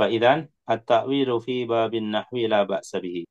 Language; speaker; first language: Arabic; non-native, fluent; Indonesian